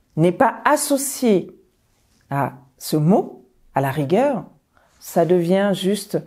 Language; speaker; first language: French; early bilingual, other home language; Bambara